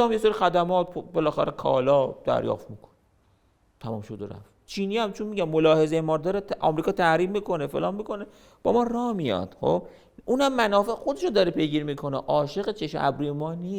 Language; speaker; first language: Persian; native; Persian